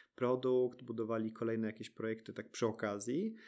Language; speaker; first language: Polish; early bilingual, heritage; Polish